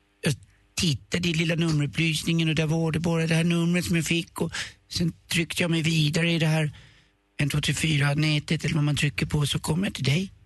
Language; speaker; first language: Swedish; native; Swedish